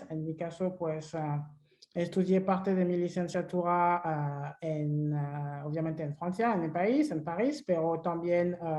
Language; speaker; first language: Spanish; non-native, fluent; French